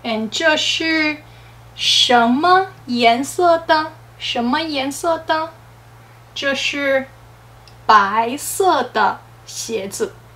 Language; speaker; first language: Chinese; non-native, fluent; English